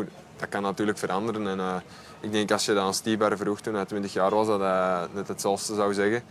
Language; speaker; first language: Dutch; native; Dutch